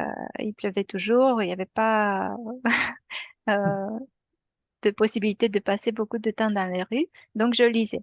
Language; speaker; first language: French; non-native, fluent; Romanian